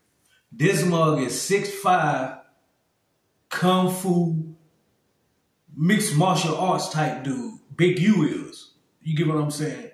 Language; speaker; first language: English; native; English